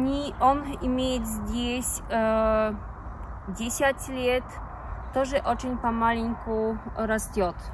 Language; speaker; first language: Russian; non-native, learner; Polish